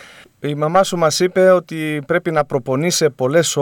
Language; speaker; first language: Greek; native; Greek